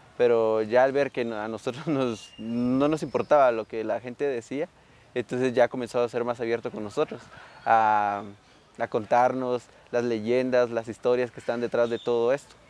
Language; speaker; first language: Spanish; native; Spanish